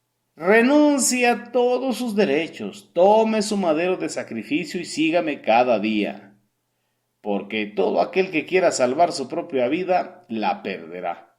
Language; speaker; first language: Spanish; native; Spanish